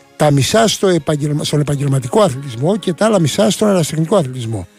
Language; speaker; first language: Greek; native; Greek